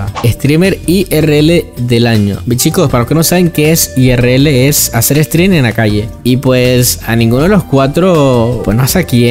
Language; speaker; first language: Spanish; native; Spanish